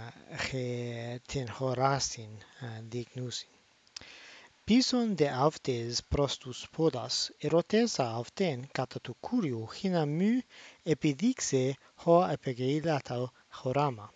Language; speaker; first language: Greek; non-native, fluent; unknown